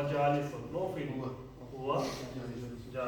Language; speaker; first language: Arabic; non-native, fluent; Urdu